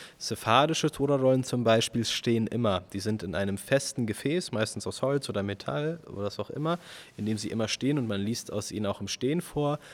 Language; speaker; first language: German; early bilingual, other home language; Russian